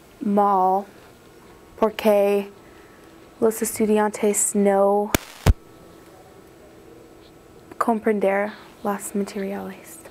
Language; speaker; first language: Spanish; non-native, learner; English